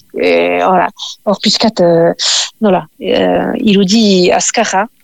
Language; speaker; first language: Basque; native; Basque